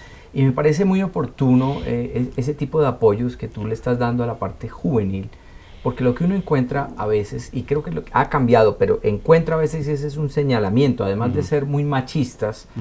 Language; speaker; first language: Spanish; native; Spanish